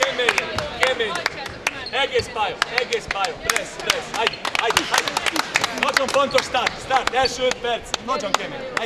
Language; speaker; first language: Hungarian; non-native, learner; Serbian